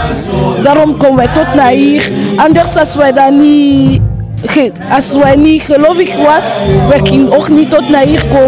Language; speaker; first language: Dutch; early bilingual, other home language; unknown